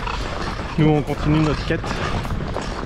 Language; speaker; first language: French; native; French